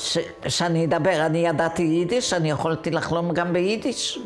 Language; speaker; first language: Hebrew; non-native, fluent; Yiddish